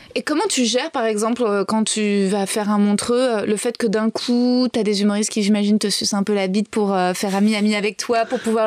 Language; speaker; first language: French; native; French